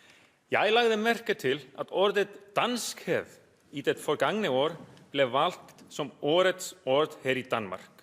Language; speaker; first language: Danish; non-native, fluent; Icelandic